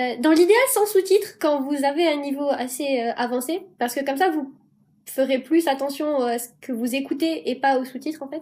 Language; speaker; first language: French; native; French